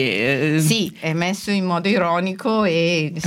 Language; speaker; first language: Italian; native; Italian